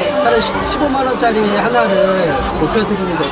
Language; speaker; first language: Korean; native; Korean